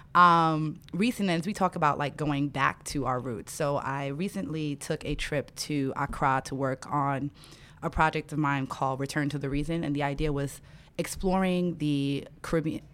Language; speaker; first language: English; native; English